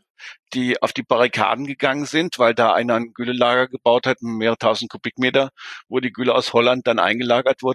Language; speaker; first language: German; native; German